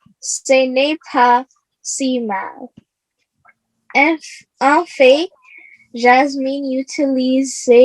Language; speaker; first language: French; non-native, learner; English